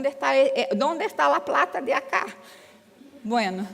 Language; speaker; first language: Spanish; non-native, learner; Portuguese